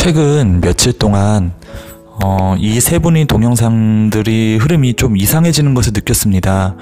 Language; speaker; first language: Korean; native; Korean